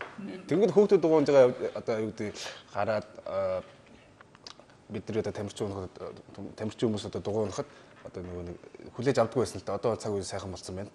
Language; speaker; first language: Mongolian; native; Mongolian